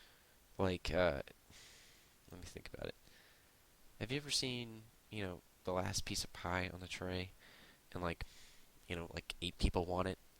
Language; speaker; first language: English; native; English